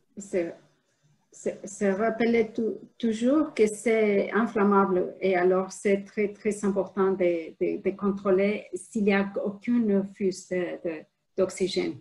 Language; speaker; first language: French; non-native, fluent; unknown